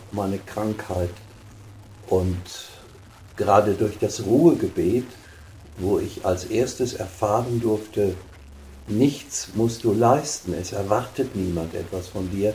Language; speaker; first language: German; native; German